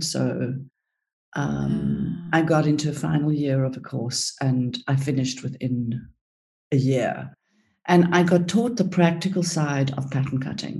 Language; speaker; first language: English; early bilingual, other home language; Greek